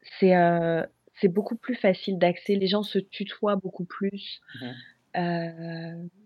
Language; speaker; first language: French; native; French